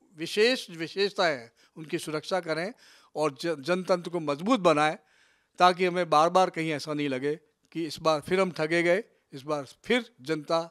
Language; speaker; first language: Hindi; native; Hindi